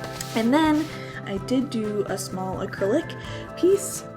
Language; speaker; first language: English; native; English